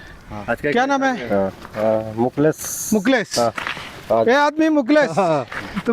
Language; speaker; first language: Hindi; non-native, learner; Malayalam